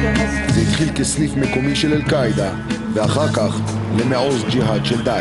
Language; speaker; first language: Hebrew; native; Hebrew